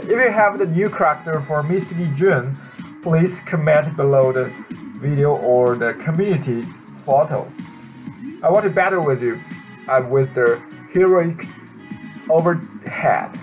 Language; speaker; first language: English; non-native, learner; Japanese